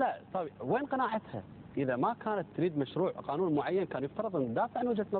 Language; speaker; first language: Arabic; native; Arabic